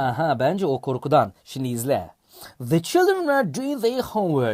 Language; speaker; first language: English; non-native, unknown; Turkish